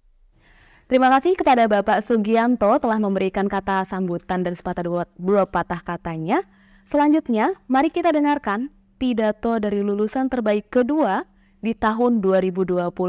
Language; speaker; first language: Indonesian; native; Indonesian